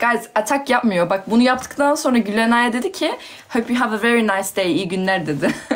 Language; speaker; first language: Turkish; early bilingual, heritage; Turkish